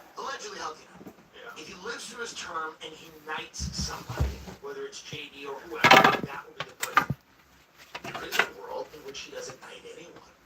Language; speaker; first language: English; native; English